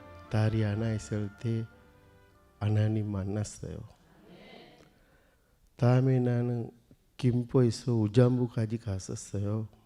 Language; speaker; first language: Korean; non-native, learner; Sinhala